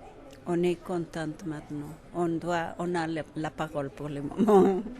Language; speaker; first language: French; non-native, fluent; Quechua